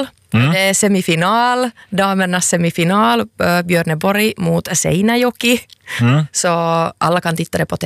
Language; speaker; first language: Swedish; non-native, local second language; Finnish